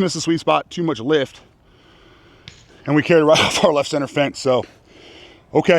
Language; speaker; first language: English; native; English